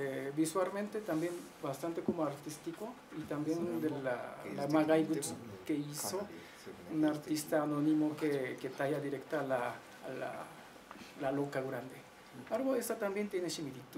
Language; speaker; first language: Spanish; non-native, learner; Japanese